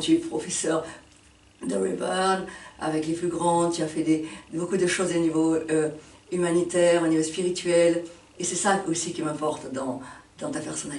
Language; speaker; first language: French; native; French